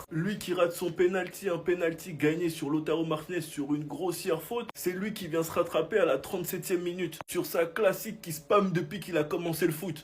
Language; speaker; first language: French; native; French